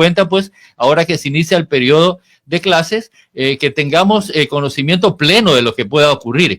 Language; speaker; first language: Spanish; native; Spanish